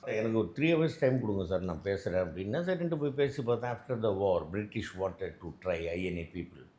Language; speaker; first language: Tamil; native; Tamil